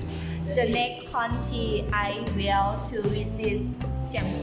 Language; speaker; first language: English; non-native, learner; Lao